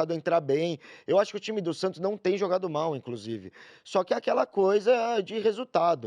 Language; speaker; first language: Portuguese; native; Portuguese